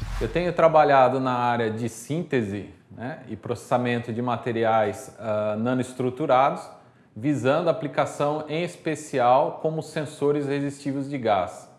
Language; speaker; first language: Portuguese; native; Portuguese